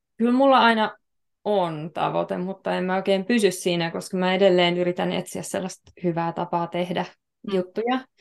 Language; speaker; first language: Finnish; native; Finnish